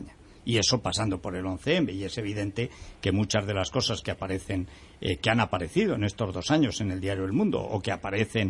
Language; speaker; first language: Spanish; native; Spanish